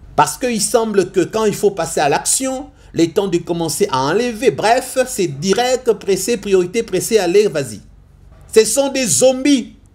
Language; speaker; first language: French; non-native, local second language; Lingala